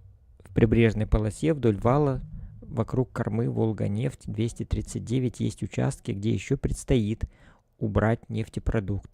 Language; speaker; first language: Russian; native; Russian